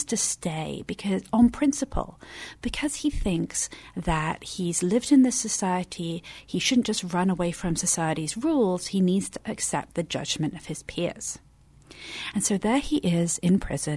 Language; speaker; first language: English; native; English